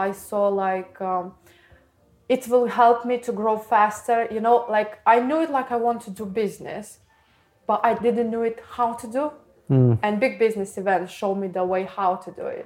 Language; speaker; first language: English; non-native, learner; Lithuanian